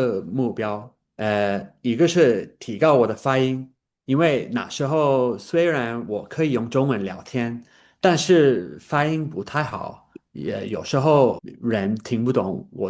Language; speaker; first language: Chinese; non-native, learner; English